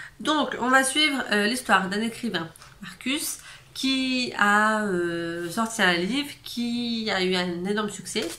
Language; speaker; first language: French; native; French